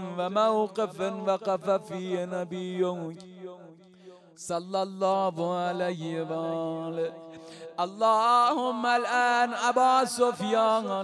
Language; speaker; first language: Arabic; non-native, fluent; Persian